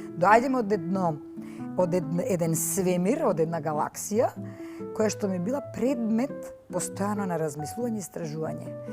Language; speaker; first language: Macedonian; native; Macedonian